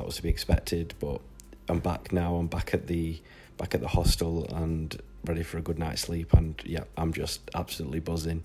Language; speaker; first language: English; native; English